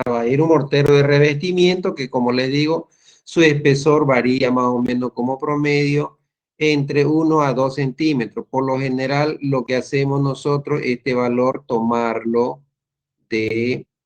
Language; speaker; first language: Spanish; native; Spanish